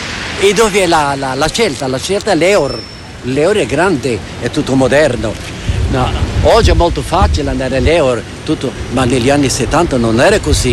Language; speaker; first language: Italian; non-native, fluent; Portuguese